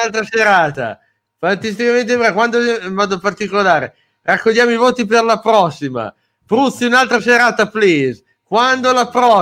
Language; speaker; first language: Italian; native; Italian